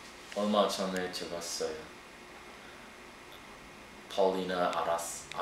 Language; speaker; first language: Korean; non-native, learner; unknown